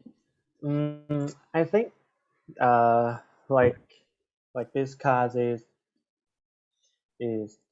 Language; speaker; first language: English; non-native, learner; Thai